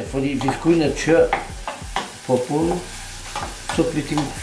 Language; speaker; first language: Danish; non-native, fluent; Chinese